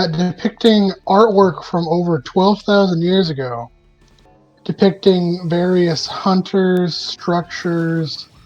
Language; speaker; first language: English; native; English